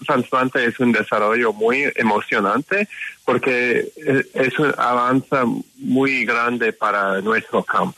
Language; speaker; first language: Spanish; non-native, fluent; English